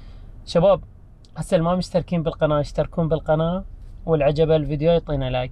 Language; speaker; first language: Arabic; native; Arabic